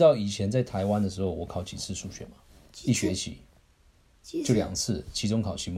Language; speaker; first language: Chinese; native; Chinese